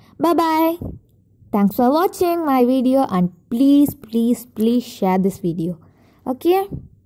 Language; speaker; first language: English; non-native, local second language; Tamil